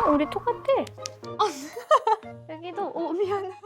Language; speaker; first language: Korean; non-native, learner; French